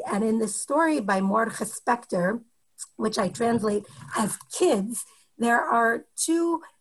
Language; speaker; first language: English; native; English